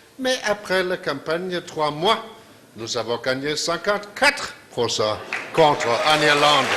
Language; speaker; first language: French; non-native, fluent; Danish